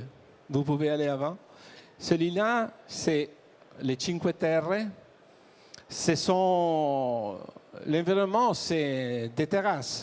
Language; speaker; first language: French; non-native, learner; Italian